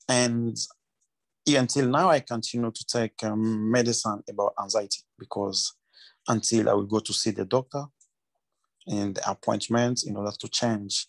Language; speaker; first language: English; non-native, learner; French